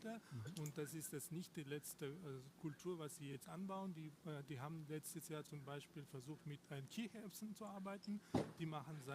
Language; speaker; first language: German; non-native, learner; Russian